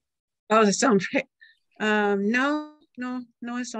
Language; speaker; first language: Spanish; non-native, learner; English